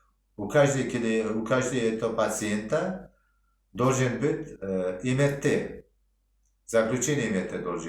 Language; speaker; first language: Russian; non-native, local second language; Uzbek